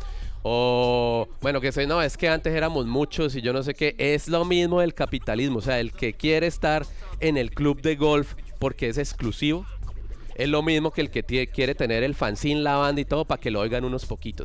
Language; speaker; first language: Spanish; native; Spanish